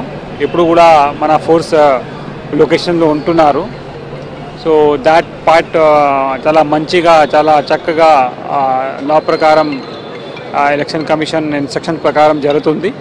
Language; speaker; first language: Telugu; non-native, local second language; Urdu